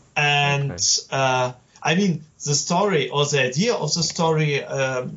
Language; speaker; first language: English; non-native, learner; German